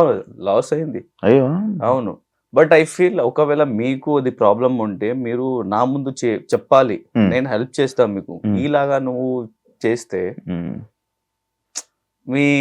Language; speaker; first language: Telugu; non-native, learner; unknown